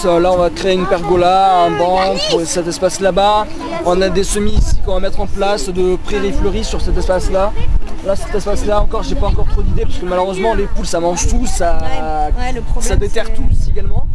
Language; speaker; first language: French; native; French